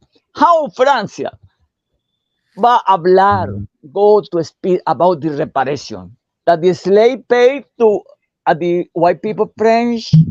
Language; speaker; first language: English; non-native, learner; Portuguese